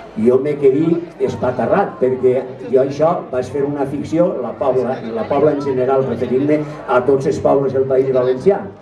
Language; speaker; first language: Catalan; non-native, local second language; Spanish